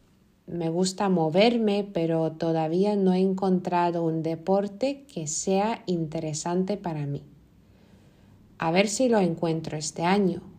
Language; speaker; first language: Spanish; non-native, fluent; Lithuanian